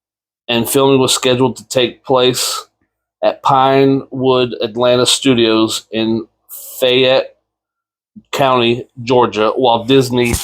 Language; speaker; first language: English; native; English